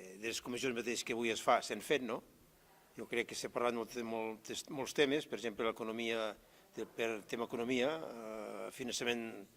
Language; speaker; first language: Catalan; native; Catalan